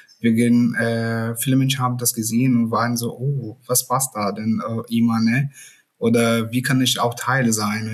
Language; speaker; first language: German; non-native, learner; Portuguese